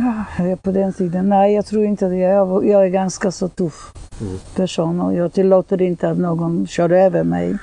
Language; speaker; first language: Swedish; non-native, fluent; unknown